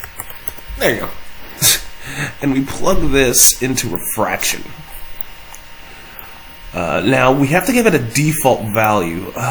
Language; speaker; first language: English; native; English